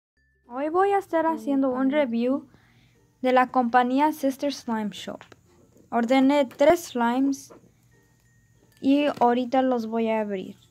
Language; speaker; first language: Spanish; early bilingual, heritage; Spanish